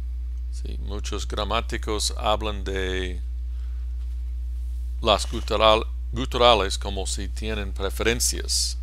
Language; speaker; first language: Spanish; non-native, fluent; English